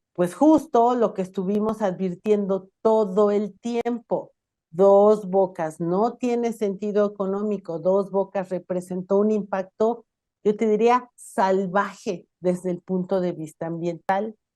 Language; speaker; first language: Spanish; native; Spanish